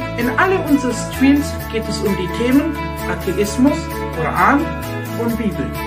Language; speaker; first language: German; non-native, fluent; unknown